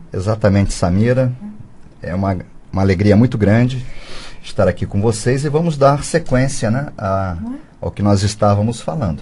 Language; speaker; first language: Portuguese; native; Portuguese